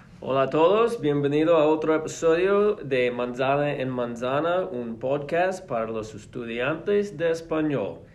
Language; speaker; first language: Spanish; non-native, fluent; English